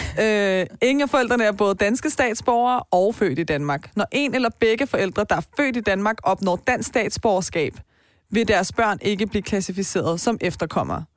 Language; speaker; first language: Danish; early bilingual, other home language; Persian